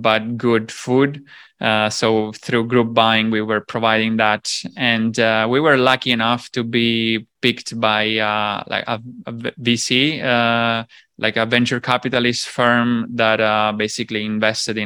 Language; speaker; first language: English; non-native, fluent; Italian